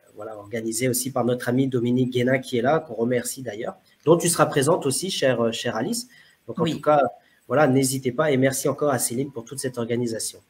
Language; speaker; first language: French; native; French